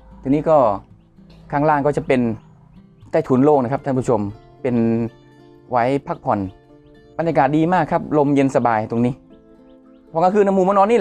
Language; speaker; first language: Thai; native; Thai